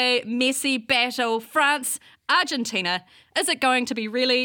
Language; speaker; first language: English; native; English